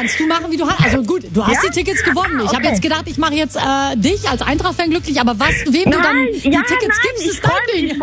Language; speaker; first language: German; native; German